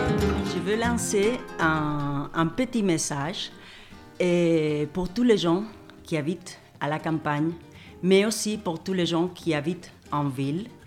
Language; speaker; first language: French; non-native, fluent; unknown